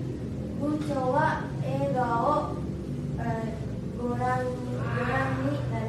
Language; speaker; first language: Japanese; non-native, learner; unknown